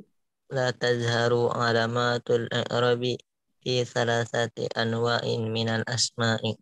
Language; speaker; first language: Arabic; non-native, learner; Indonesian